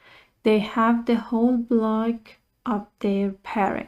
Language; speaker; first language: English; non-native, fluent; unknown